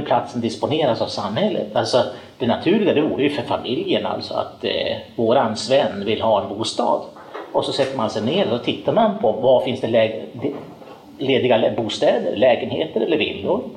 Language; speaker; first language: Swedish; native; Swedish